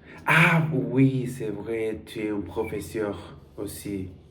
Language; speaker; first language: French; non-native, learner; Spanish